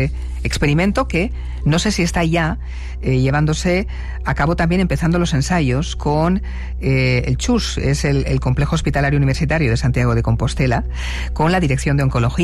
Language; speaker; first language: Spanish; native; Spanish